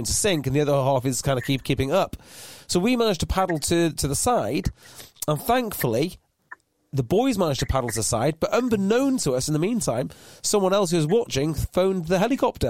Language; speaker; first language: English; native; English